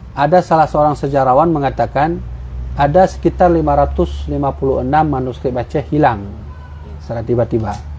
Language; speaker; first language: Malay; non-native, local second language; Achinese